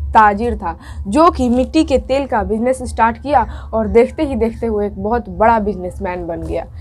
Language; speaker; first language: Hindi; native; Hindi